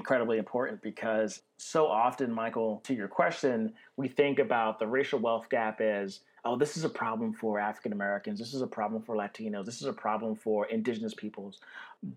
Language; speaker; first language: English; native; English